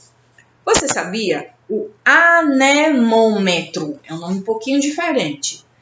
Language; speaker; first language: Portuguese; native; Portuguese